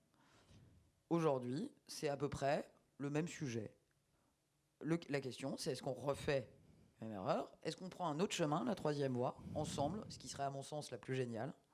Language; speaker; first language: French; native; French